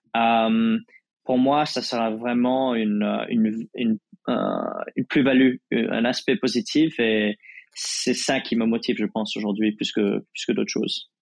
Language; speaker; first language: French; non-native, fluent; English